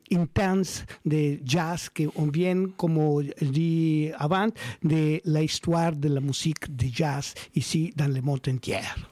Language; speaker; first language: French; non-native, learner; Spanish